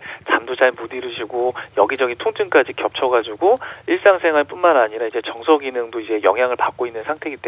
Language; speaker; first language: Korean; native; Korean